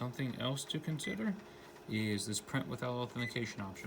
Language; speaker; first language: English; native; English